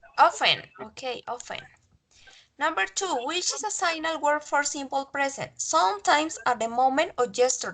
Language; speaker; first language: English; non-native, learner; Spanish